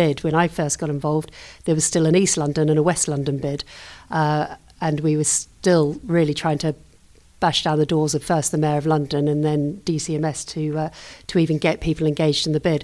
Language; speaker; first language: English; native; English